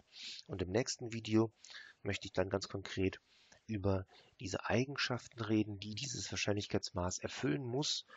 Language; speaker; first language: German; native; German